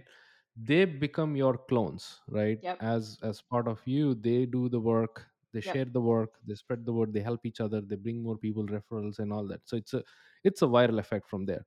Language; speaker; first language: English; non-native, local second language; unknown